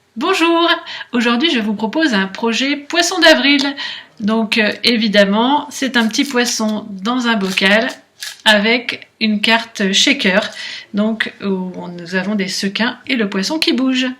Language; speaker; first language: French; native; French